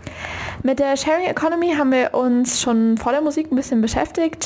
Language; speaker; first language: German; native; German